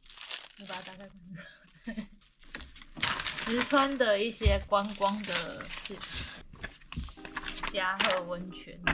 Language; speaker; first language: Chinese; native; Chinese